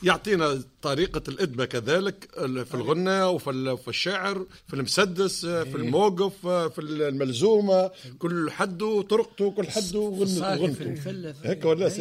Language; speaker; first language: Arabic; native; Arabic